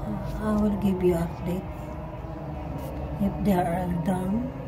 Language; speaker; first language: English; non-native, learner; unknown